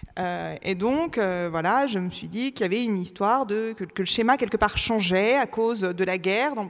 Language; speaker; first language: French; native; French